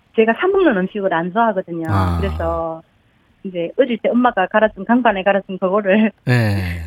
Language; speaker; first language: Korean; native; Korean